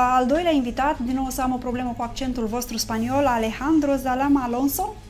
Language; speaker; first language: Romanian; native; Romanian